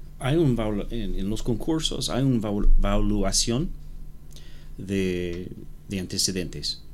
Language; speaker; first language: Spanish; non-native, learner; English